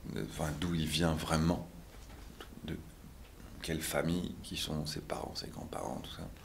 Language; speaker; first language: French; early bilingual, other home language; Hebrew